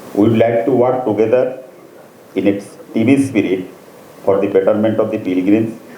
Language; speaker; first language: English; non-native, local second language; Bangla